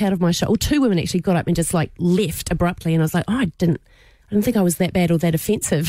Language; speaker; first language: English; native; English